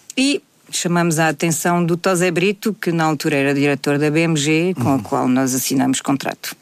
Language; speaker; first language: Portuguese; early bilingual, heritage; Portuguese